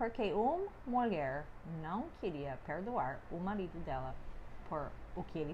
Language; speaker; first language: Portuguese; non-native, fluent; English